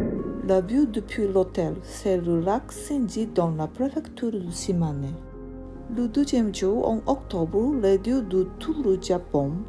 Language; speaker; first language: French; non-native, learner; Japanese